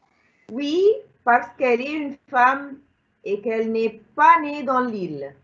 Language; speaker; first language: French; non-native, fluent; Arabic